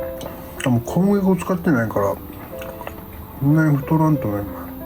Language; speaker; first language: Japanese; native; Japanese